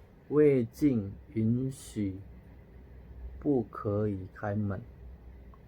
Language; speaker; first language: Chinese; non-native, fluent; Indonesian